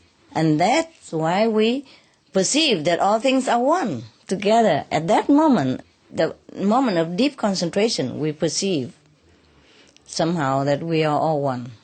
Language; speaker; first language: English; non-native, fluent; Vietnamese